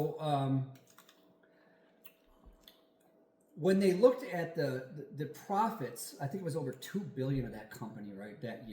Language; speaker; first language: English; native; English